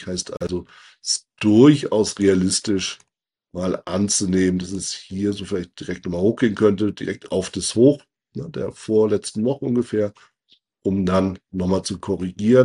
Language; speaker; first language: German; native; German